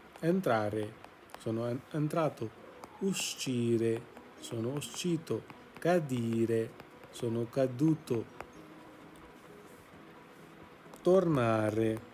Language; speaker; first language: Italian; non-native, fluent; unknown